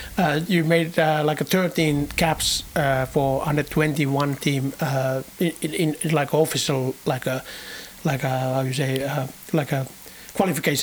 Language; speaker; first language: English; non-native, fluent; Finnish